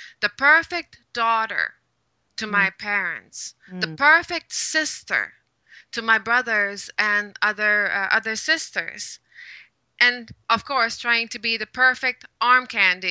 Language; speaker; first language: English; non-native, fluent; French